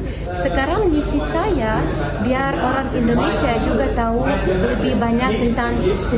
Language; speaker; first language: Indonesian; non-native, fluent; Ukrainian